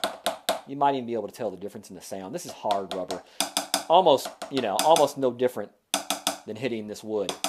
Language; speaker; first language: English; native; English